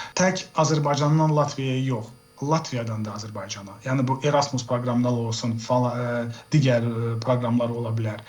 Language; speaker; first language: Azerbaijani; early bilingual, heritage; Azerbaijani